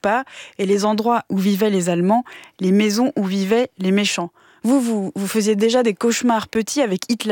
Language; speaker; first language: French; native; French